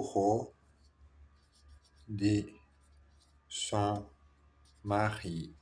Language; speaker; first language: French; non-native, learner; Portuguese